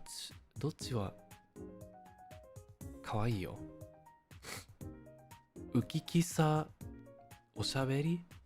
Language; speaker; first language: Japanese; non-native, learner; English